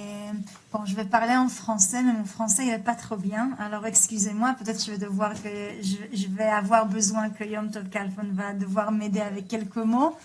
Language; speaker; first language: French; early bilingual, heritage; Hebrew